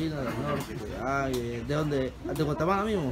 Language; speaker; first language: Spanish; native; Spanish